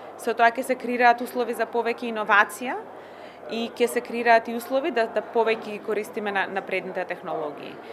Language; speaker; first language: Macedonian; native; Macedonian